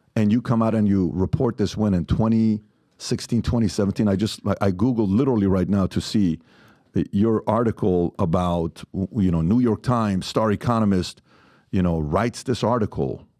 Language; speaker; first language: English; non-native, fluent; Persian